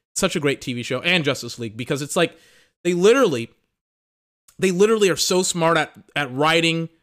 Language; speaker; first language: English; native; English